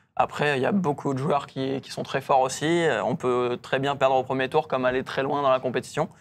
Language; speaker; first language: French; native; French